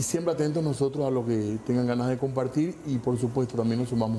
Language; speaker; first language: Spanish; native; Spanish